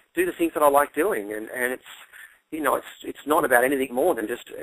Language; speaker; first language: English; native; English